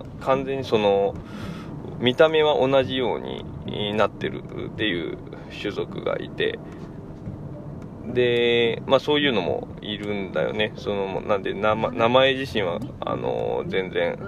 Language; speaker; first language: Japanese; native; Japanese